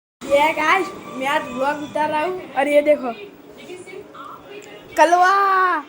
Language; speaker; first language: Hindi; non-native, local second language; Gujarati